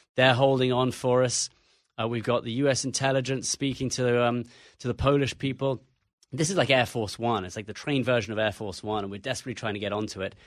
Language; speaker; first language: English; native; English